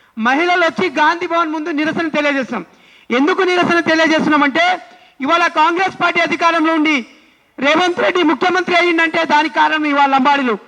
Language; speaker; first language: Telugu; non-native, local second language; Lambadi